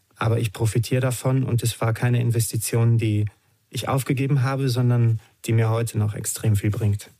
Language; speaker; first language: German; early bilingual, other home language; Romanian